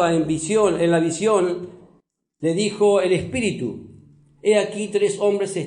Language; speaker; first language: Spanish; native; Spanish